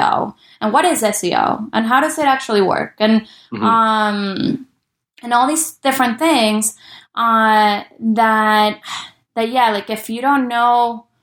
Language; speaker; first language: English; early bilingual, other home language; Spanish